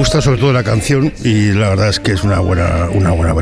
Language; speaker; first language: Spanish; native; Spanish